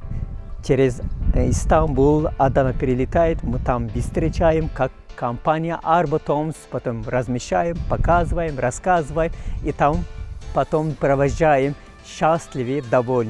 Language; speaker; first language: Russian; non-native, fluent; Turkish